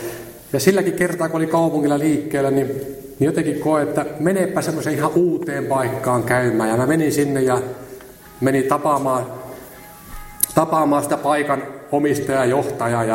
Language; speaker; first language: Finnish; native; Finnish